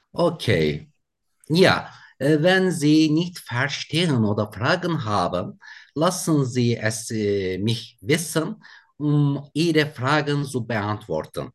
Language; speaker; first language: German; non-native, learner; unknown